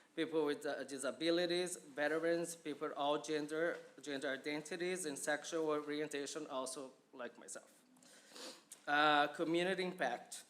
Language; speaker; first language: English; non-native, fluent; Portuguese